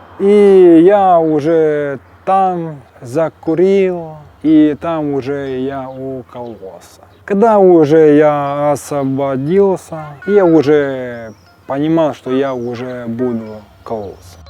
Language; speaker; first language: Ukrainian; non-native, local second language; Russian